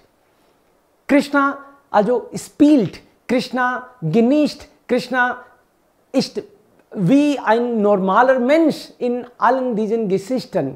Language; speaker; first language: German; non-native, fluent; Hindi